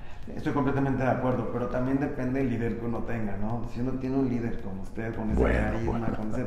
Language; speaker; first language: Spanish; native; Spanish